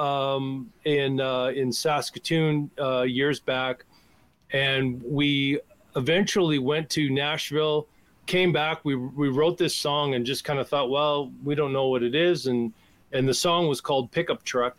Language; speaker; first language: English; native; English